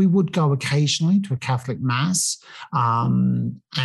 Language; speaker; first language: English; native; English